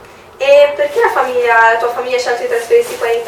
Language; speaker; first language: Italian; native; Italian